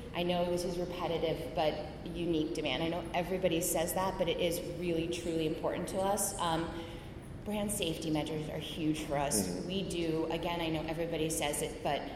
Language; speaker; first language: English; native; English